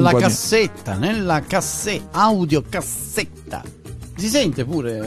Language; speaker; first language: Italian; native; Italian